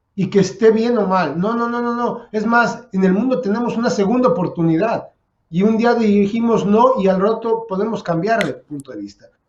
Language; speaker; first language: Spanish; native; Spanish